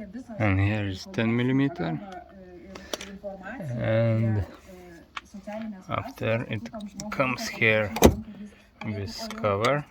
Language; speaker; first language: English; non-native, learner; Lithuanian